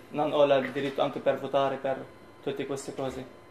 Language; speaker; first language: Italian; non-native, learner; Arabic